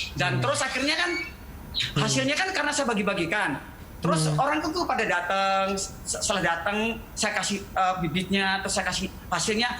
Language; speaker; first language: Indonesian; native; Indonesian